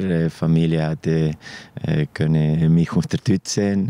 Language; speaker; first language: German; non-native, fluent; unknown